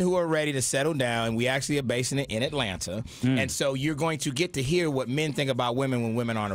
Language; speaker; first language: English; native; English